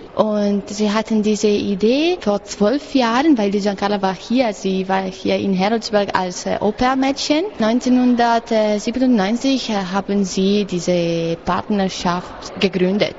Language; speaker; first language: German; non-native, learner; Italian